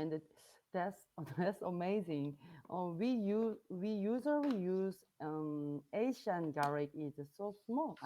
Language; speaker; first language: English; non-native, learner; Korean